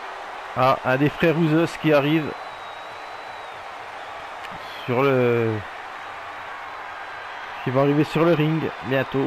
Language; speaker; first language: French; native; French